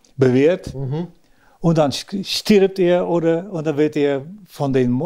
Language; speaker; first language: German; early bilingual, other home language; Dutch